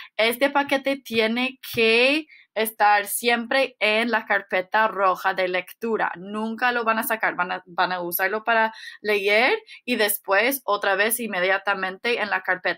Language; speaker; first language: Spanish; non-native, fluent; English